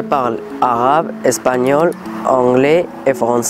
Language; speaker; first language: French; non-native, learner; Arabic